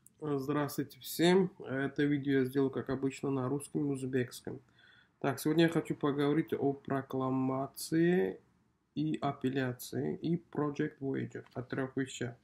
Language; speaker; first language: Russian; non-native, local second language; Uzbek